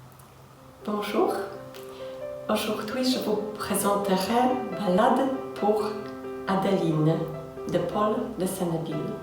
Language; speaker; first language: French; non-native, fluent; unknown